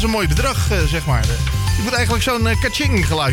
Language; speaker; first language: Dutch; native; Dutch